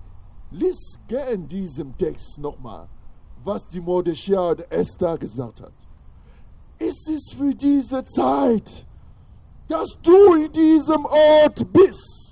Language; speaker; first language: German; non-native, fluent; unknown